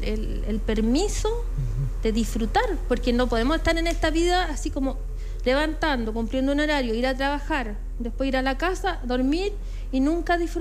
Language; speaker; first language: Spanish; native; Spanish